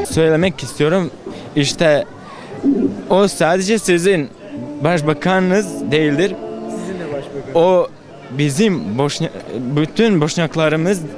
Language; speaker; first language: Turkish; non-native, learner; Bosnian